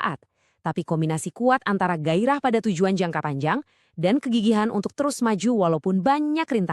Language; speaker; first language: Indonesian; native; Indonesian